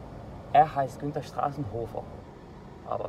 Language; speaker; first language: German; non-native, fluent; Danish